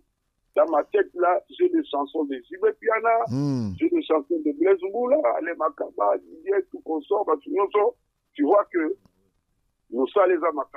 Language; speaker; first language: French; non-native, local second language; Lingala